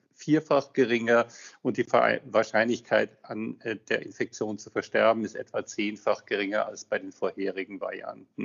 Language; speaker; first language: German; native; German